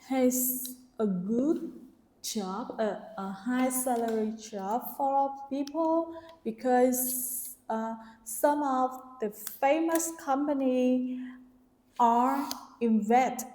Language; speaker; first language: English; non-native, learner; Vietnamese